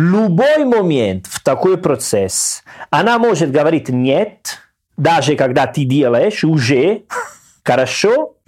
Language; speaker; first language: Russian; non-native, learner; Italian